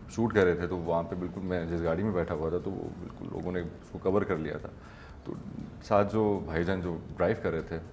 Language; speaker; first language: Urdu; native; Urdu